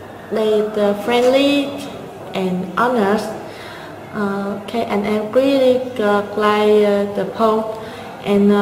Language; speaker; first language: English; non-native, learner; Vietnamese